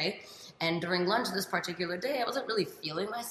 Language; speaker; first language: English; native; English